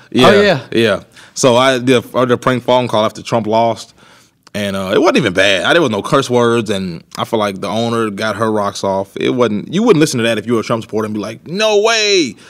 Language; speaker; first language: English; native; English